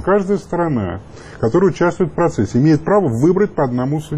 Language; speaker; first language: Russian; native; Russian